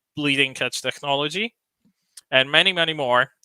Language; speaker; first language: English; non-native, fluent; Polish